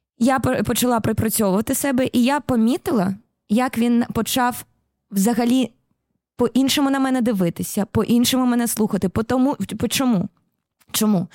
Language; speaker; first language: Ukrainian; non-native, local second language; Russian